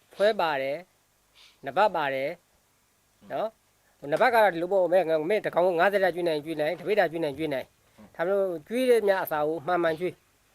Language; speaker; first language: Burmese; native; Burmese